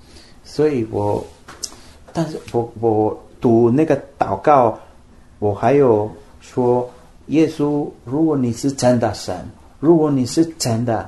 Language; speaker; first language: Chinese; non-native, fluent; Spanish